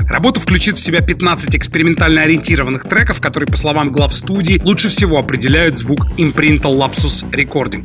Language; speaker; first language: Russian; native; Russian